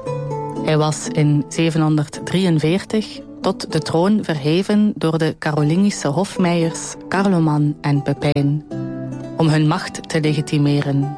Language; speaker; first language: Dutch; native; Dutch